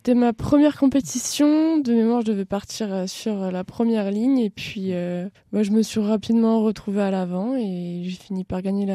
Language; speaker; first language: French; native; French